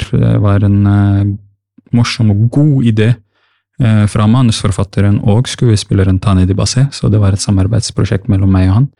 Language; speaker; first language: Norwegian; early bilingual, other home language; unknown